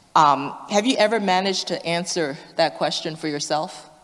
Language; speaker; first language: English; native; English